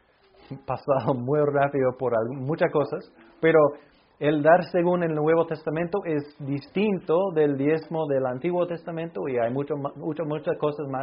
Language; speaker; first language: Spanish; non-native, fluent; English